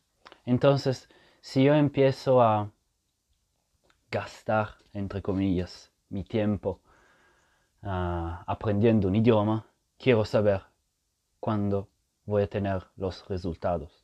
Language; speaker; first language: Spanish; non-native, fluent; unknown